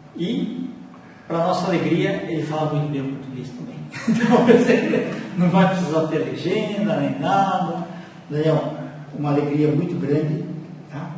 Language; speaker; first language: Portuguese; native; Portuguese